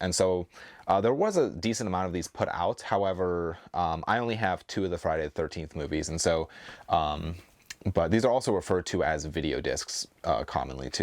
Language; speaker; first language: English; native; English